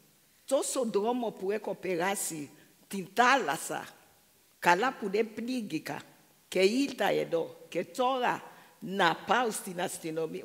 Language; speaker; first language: Greek; non-native, fluent; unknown